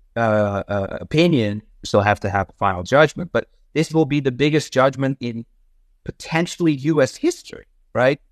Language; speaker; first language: English; non-native, fluent; Dutch